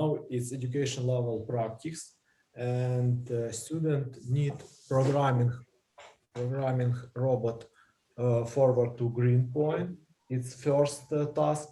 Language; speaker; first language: English; non-native, learner; Russian